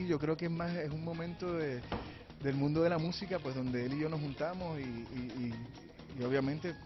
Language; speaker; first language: Spanish; native; Spanish